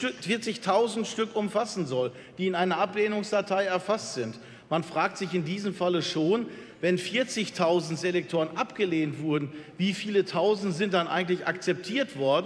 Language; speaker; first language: German; native; German